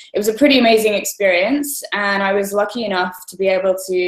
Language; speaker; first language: English; native; English